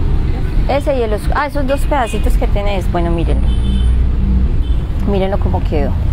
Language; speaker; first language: Spanish; native; Spanish